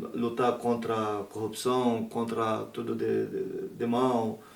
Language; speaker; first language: Portuguese; non-native, learner; Arabic